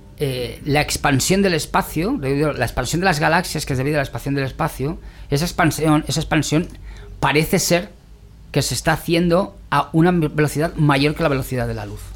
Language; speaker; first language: Spanish; native; Spanish